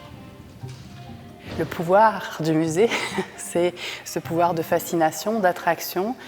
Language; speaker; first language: French; native; French